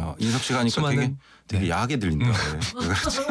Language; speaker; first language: Korean; native; Korean